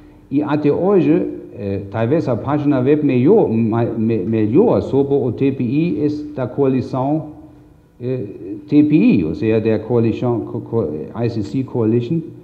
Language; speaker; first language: Portuguese; non-native, fluent; German